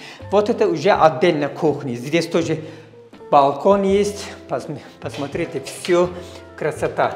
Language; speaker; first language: Russian; non-native, learner; Turkish